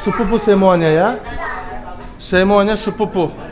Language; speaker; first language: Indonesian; non-native, learner; Turkish